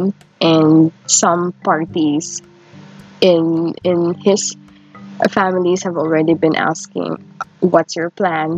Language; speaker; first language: English; non-native, local second language; Filipino